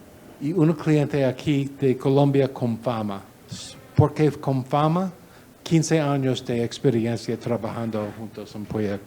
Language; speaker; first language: Spanish; non-native, learner; English